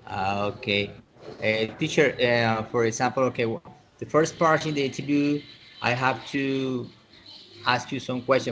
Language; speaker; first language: English; non-native, learner; Spanish